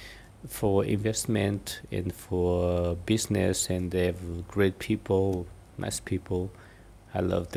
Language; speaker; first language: English; non-native, learner; German